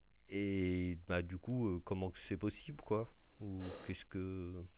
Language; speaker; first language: French; native; French